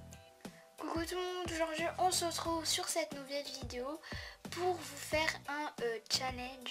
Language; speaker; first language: French; native; French